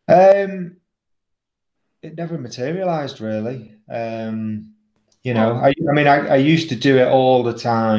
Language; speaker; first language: English; native; English